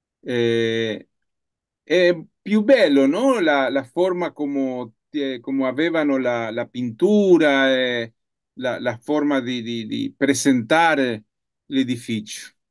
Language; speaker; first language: Italian; non-native, learner; Spanish